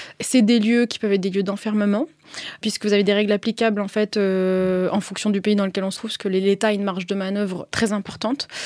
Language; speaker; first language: French; early bilingual, other home language; Arabic